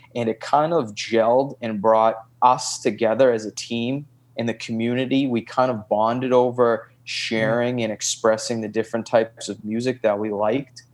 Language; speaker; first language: English; native; English